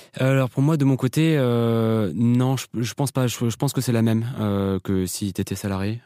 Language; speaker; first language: French; native; French